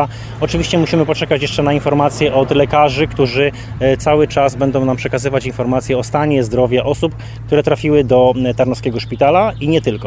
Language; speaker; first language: Polish; native; Polish